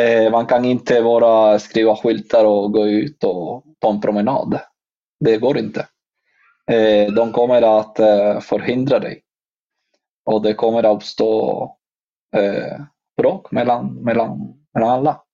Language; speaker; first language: Swedish; non-native, fluent; Spanish